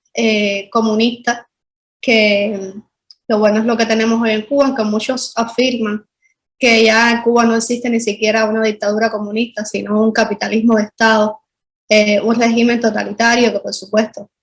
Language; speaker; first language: Spanish; native; Spanish